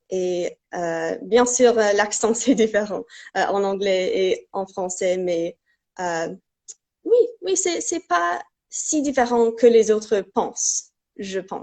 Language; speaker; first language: French; non-native, fluent; English